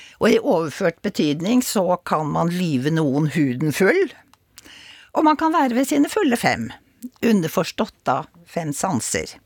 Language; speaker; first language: Norwegian; native; Norwegian